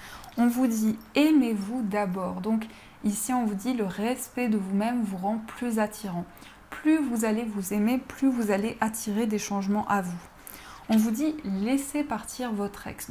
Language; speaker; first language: French; native; French